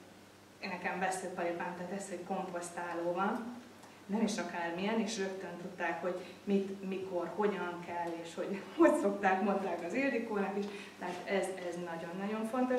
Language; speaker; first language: Hungarian; native; Hungarian